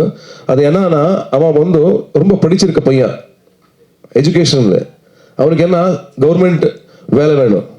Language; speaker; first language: Tamil; non-native, learner; Kannada